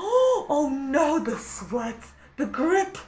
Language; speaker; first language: English; native; English